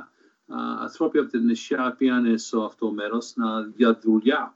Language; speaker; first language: Greek; early bilingual, heritage; Greek